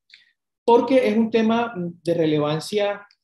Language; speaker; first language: Spanish; native; Spanish